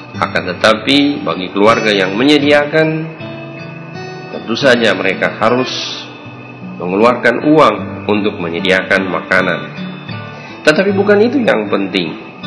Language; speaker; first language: Indonesian; native; Indonesian